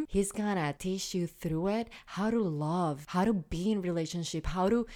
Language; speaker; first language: English; non-native, fluent; Spanish